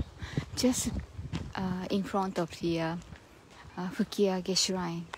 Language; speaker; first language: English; non-native, learner; Japanese